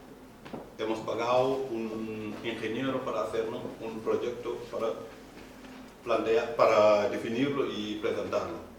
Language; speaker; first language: Spanish; non-native, fluent; Fula